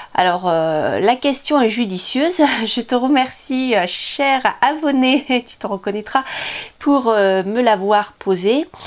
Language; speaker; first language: French; native; French